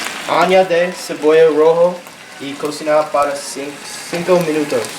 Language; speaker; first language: Spanish; non-native, learner; English